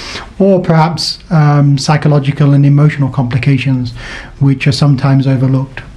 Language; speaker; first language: English; native; English